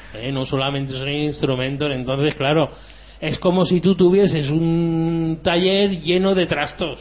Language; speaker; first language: Spanish; early bilingual, other home language; German